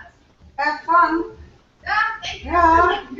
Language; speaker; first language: English; non-native, learner; French